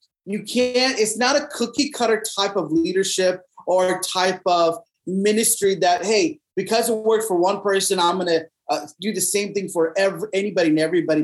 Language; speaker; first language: English; native; English